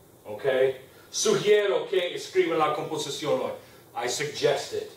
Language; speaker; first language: Spanish; non-native, fluent; English